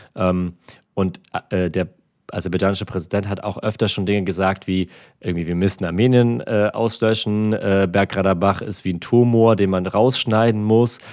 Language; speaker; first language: German; early bilingual, other home language; Armenian